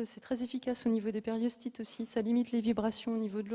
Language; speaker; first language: French; native; French